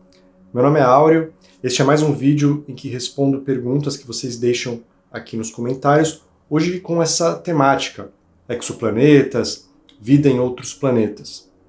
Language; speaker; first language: Portuguese; native; Portuguese